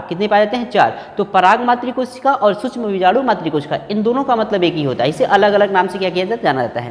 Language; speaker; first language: Hindi; native; Hindi